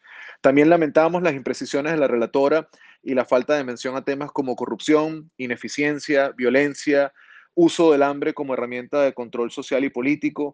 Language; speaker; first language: Spanish; native; Spanish